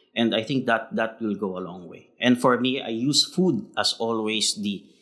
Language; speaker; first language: English; non-native, local second language; Filipino